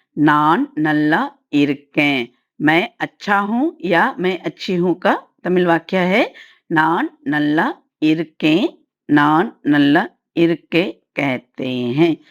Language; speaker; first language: Hindi; non-native, local second language; Tamil